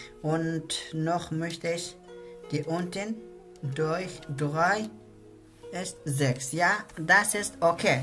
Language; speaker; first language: German; non-native, learner; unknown